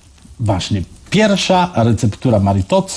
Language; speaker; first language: Polish; non-native, learner; Italian